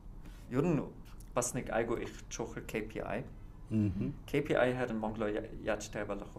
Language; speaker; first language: Mongolian; non-native, fluent; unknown